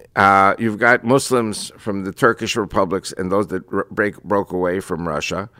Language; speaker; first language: English; early bilingual, other home language; Spanish